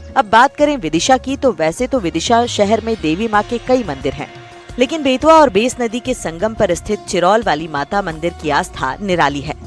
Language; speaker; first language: Hindi; native; Hindi